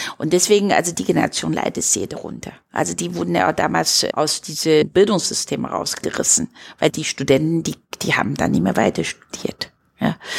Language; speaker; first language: German; non-native, fluent; Chinese